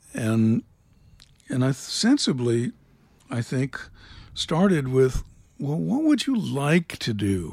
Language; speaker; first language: English; native; English